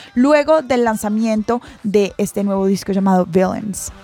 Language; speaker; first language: Spanish; native; Spanish